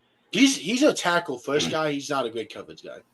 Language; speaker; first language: English; native; English